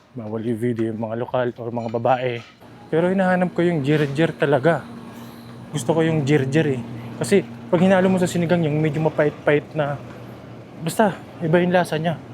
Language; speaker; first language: Filipino; non-native, local second language; Iloko